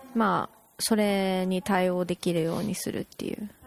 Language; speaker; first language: Japanese; native; Japanese